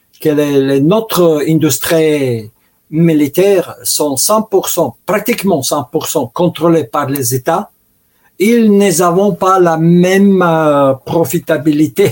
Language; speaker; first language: French; non-native, learner; Russian